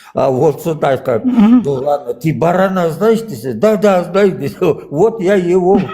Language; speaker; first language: Russian; non-native, local second language; Kazakh